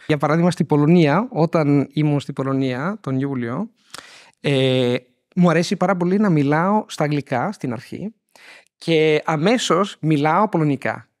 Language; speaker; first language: Greek; non-native, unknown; Italian